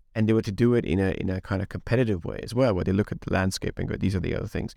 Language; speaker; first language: English; non-native, fluent; Hungarian